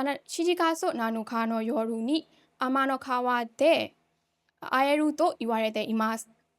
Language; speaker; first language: Japanese; non-native, learner; Burmese